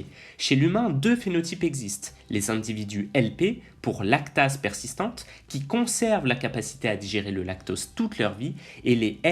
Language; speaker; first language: French; native; French